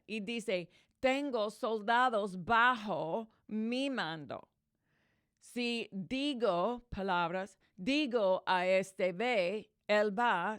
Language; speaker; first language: Spanish; non-native, fluent; English